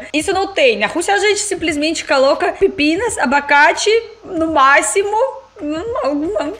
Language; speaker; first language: Portuguese; non-native, learner; Russian